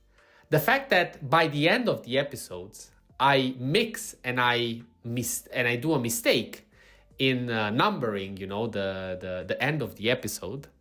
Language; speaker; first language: English; non-native, fluent; Italian